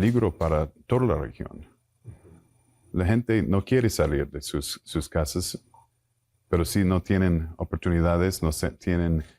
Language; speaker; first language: Spanish; non-native, fluent; English